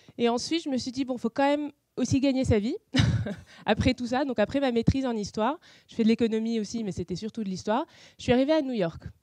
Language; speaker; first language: French; non-native, local second language; Arabic